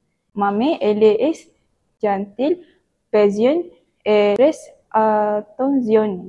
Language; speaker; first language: French; non-native, learner; Malay